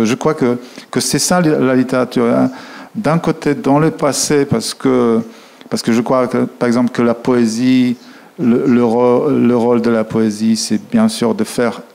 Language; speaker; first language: French; non-native, fluent; Polish